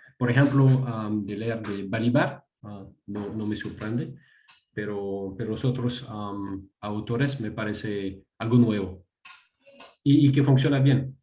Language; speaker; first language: Spanish; non-native, fluent; French